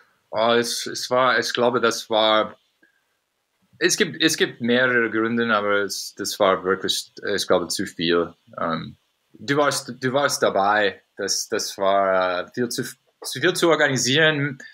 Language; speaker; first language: German; non-native, fluent; English